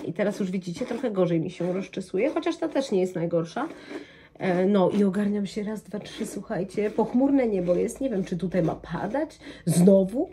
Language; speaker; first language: Polish; native; Polish